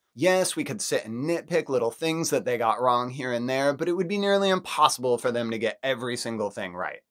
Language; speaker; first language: English; native; English